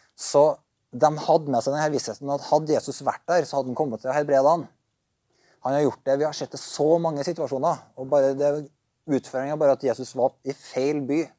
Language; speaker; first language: Norwegian; native; Norwegian